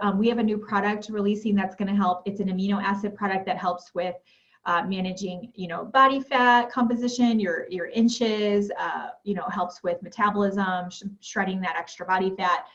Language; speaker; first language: English; native; English